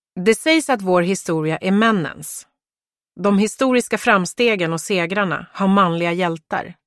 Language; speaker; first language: Swedish; early bilingual, other home language; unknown